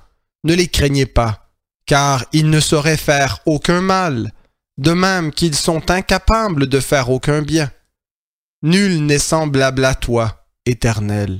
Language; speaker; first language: French; native; French